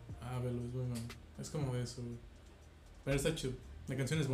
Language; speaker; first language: Spanish; native; Spanish